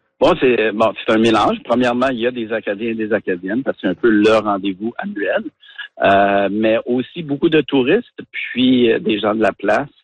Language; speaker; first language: French; native; French